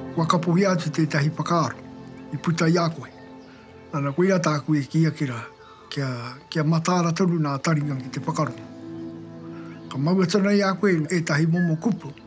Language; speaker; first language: Māori; native; Māori